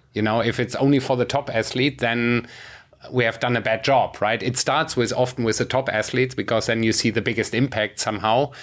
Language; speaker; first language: English; non-native, fluent; German